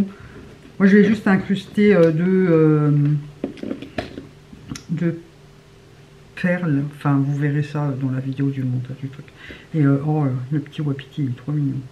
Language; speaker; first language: French; native; French